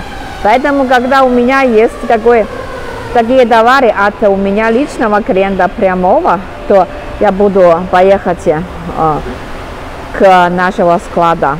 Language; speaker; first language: Russian; non-native, learner; Chinese